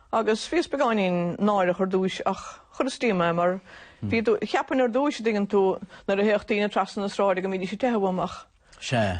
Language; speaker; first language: Irish; native; Irish